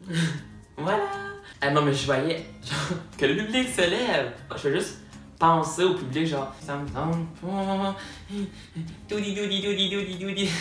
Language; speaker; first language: French; native; French